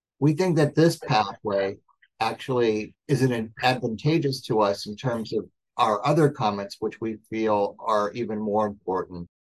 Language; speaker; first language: English; native; English